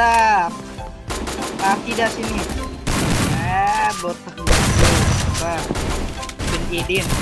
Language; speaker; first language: Indonesian; native; Indonesian